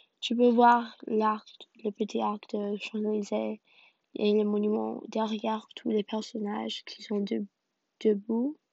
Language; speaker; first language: French; non-native, learner; English